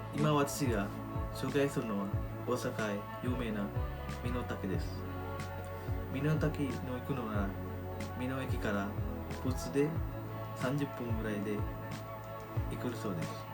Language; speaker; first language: Japanese; non-native, learner; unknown